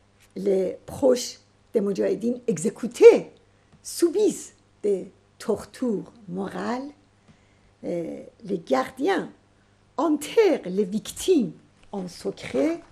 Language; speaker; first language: French; non-native, fluent; Persian